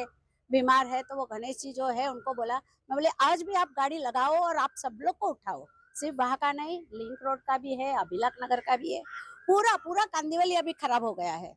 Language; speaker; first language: Hindi; non-native, local second language; Marathi